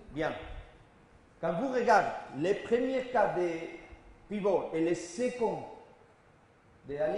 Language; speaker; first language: French; non-native, learner; Spanish